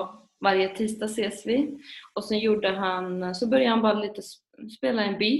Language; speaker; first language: Swedish; early bilingual, other home language; Persian